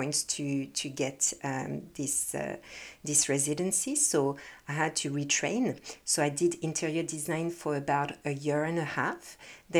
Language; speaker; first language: English; non-native, fluent; French